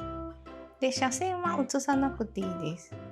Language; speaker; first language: Japanese; native; Japanese